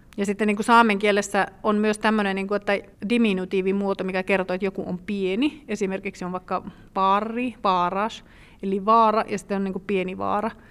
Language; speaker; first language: Finnish; native; Finnish